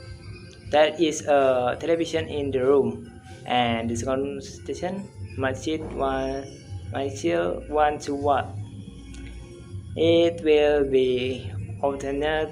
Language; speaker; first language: English; non-native, learner; Indonesian